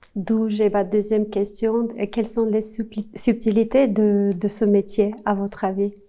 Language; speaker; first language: French; non-native, fluent; Armenian